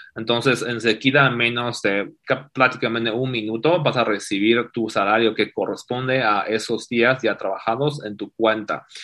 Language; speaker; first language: Spanish; non-native, fluent; Chinese